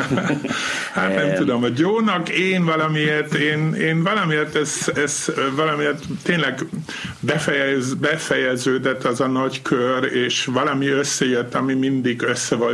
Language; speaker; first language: Hungarian; non-native, fluent; German